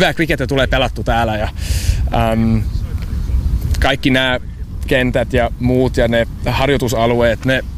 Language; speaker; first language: Finnish; non-native, fluent; English